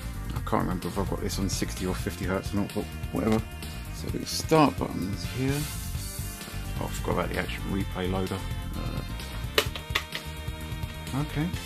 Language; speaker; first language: English; native; English